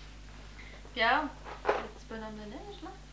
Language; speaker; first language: French; native; French